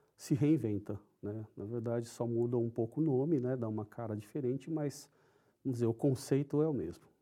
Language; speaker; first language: Portuguese; non-native, local second language; Japanese